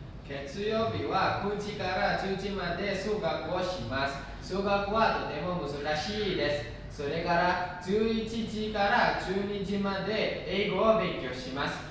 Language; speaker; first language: Japanese; non-native, learner; Indonesian